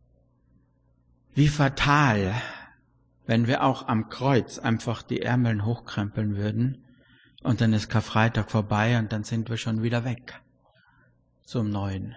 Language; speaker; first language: German; native; German